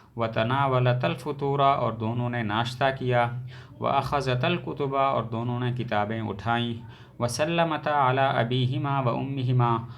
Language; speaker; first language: Urdu; native; Urdu